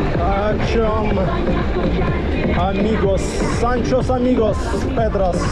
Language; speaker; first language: Russian; native; Russian